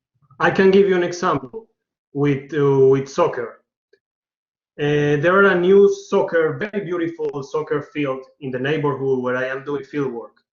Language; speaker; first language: English; non-native, learner; Spanish